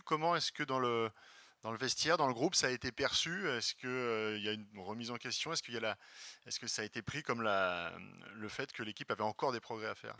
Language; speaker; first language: French; native; French